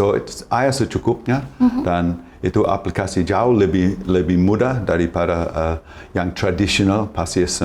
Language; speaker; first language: Indonesian; non-native, fluent; English